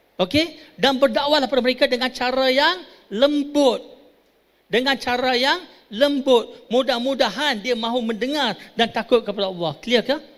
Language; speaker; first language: Malay; non-native, local second language; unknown